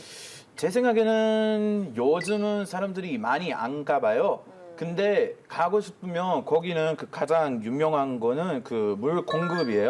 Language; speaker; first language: Korean; non-native, learner; Hebrew